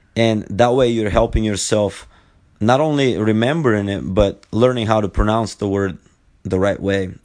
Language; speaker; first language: English; non-native, fluent; Bulgarian